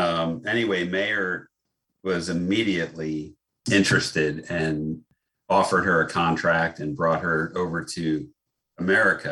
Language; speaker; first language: English; native; English